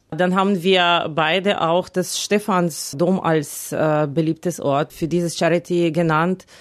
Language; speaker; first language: German; non-native, fluent; Ukrainian